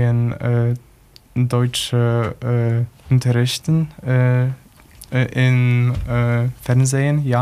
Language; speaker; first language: German; non-native, learner; Polish